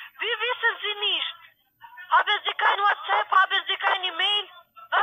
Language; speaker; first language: German; non-native, learner; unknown